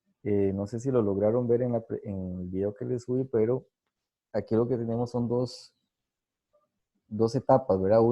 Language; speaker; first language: Spanish; native; Spanish